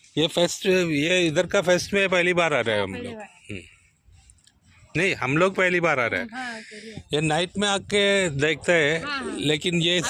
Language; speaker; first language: Hindi; non-native, local second language; Malayalam